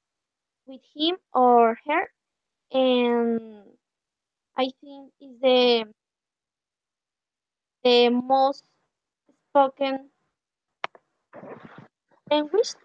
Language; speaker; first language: English; non-native, learner; Spanish